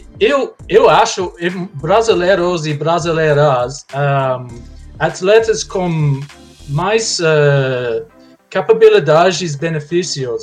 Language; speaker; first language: Portuguese; non-native, learner; English